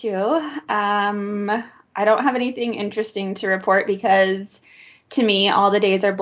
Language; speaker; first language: English; native; English